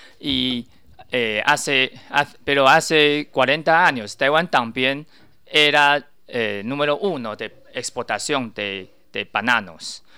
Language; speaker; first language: Spanish; non-native, learner; Chinese